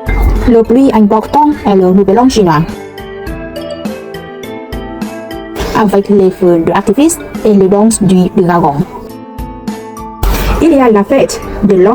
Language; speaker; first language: French; non-native, learner; Vietnamese